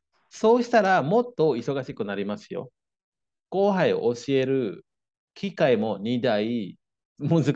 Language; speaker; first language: Japanese; non-native, fluent; Indonesian